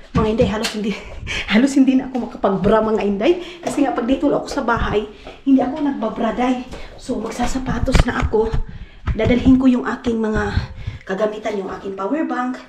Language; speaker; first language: Filipino; non-native, local second language; Cebuano